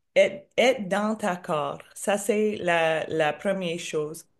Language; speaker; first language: French; non-native, learner; English